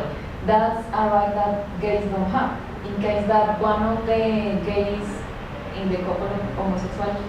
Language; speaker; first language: English; non-native, learner; Spanish